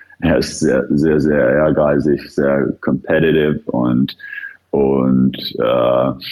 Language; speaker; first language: German; non-native, fluent; Finnish